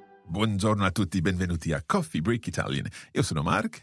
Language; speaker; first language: Italian; non-native, fluent; English